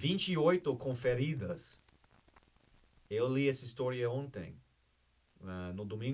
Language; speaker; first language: Portuguese; non-native, fluent; English